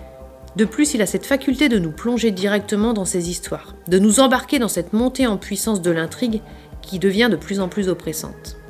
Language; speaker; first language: French; native; French